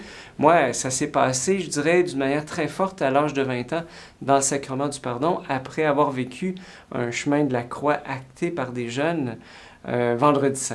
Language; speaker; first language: French; native; French